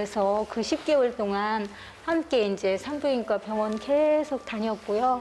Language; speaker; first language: Korean; native; Korean